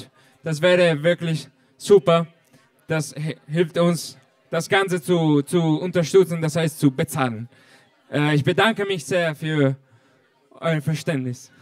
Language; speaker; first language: German; non-native, fluent; Italian